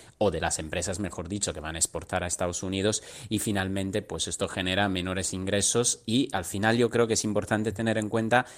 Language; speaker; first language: Spanish; non-native, fluent; Italian